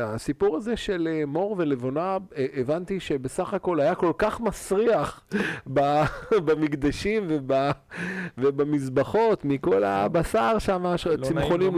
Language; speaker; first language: Hebrew; native; Hebrew